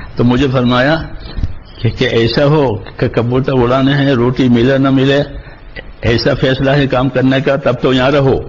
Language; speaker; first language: Urdu; non-native, local second language; Gujarati